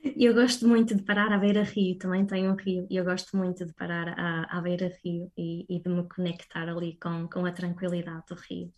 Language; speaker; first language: Portuguese; native; Portuguese